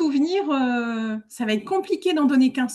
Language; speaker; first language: French; native; French